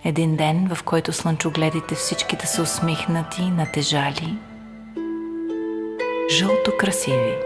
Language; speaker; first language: Bulgarian; native; Bulgarian